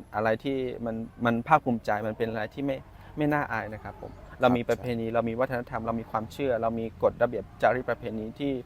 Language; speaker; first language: Thai; non-native, local second language; S'gaw Karen